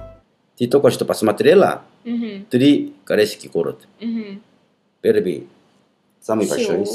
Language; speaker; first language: Russian; non-native, learner; Korean